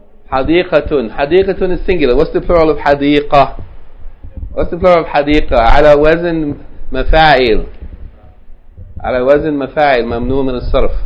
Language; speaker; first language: Arabic; non-native, fluent; English